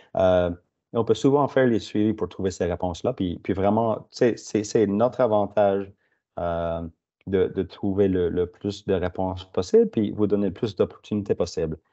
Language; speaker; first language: French; native; French